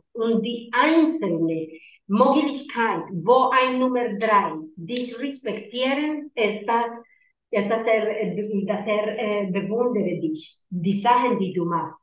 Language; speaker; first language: German; non-native, learner; Spanish